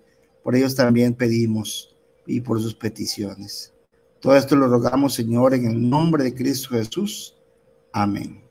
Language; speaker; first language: Spanish; native; Spanish